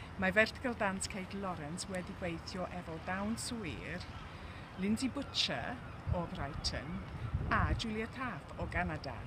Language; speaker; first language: Welsh; non-native, learner; English